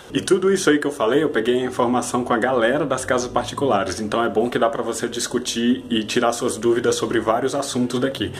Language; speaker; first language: Portuguese; native; Portuguese